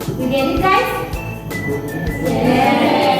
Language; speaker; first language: English; non-native, local second language; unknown